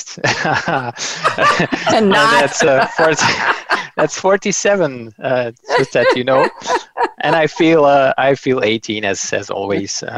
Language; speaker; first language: English; non-native, fluent; Dutch